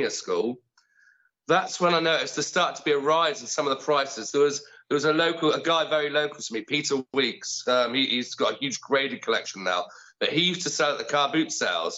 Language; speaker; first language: English; native; English